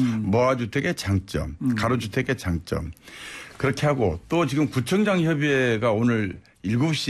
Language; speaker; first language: Korean; native; Korean